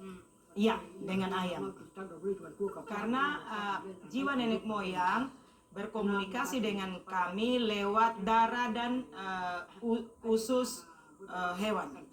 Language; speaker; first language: Indonesian; non-native, local second language; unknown